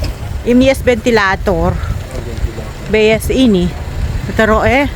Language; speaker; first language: Hebrew; non-native, learner; Filipino